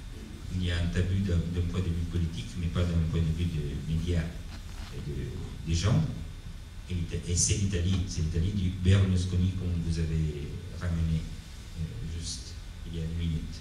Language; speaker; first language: French; non-native, fluent; Italian